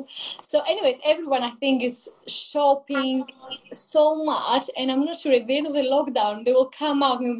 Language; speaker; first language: English; non-native, fluent; Greek